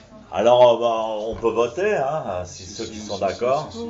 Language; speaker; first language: French; native; French